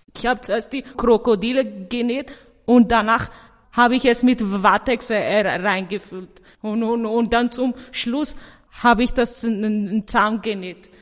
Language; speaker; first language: German; early bilingual, other home language; Persian